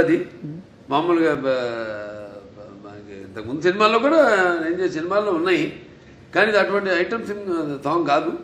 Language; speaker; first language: Telugu; native; Telugu